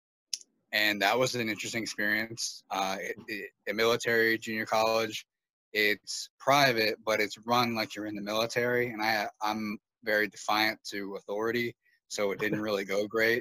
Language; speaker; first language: English; native; English